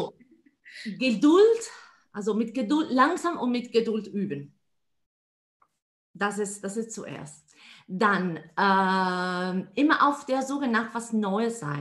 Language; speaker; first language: German; non-native, fluent; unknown